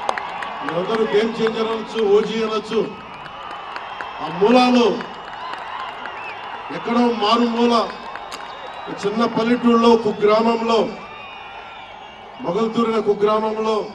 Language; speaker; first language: Telugu; native; Telugu